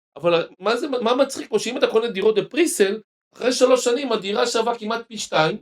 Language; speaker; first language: Hebrew; native; Hebrew